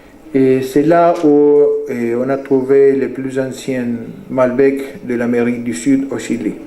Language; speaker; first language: French; non-native, fluent; Spanish